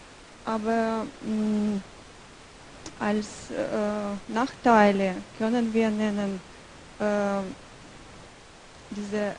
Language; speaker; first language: German; non-native, learner; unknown